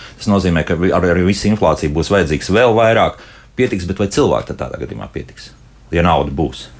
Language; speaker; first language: Latvian; native; Latvian